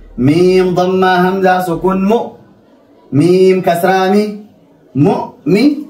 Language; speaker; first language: Arabic; non-native, fluent; Oromo